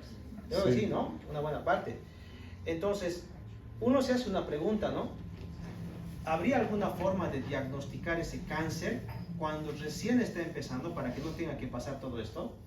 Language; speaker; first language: Spanish; native; Spanish